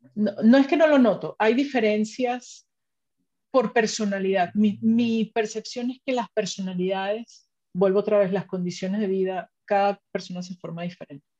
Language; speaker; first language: Spanish; native; Spanish